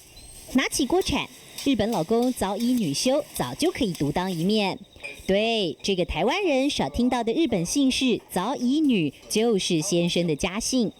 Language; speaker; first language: Chinese; native; Chinese